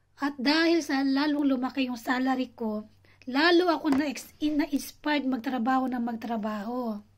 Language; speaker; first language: Filipino; native; Filipino